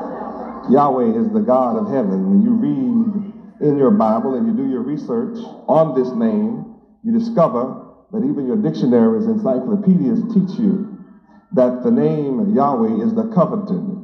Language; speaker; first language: English; native; English